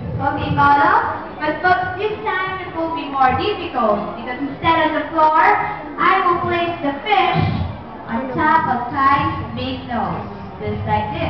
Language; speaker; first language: English; non-native, local second language; Filipino